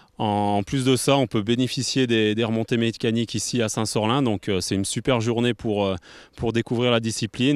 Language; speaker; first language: French; native; French